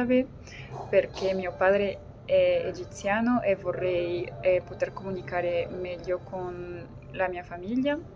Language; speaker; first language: Italian; non-native, learner; French